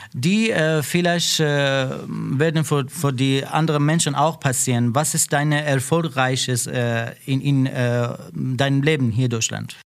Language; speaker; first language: German; non-native, learner; Persian